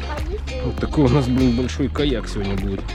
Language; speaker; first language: Russian; native; Russian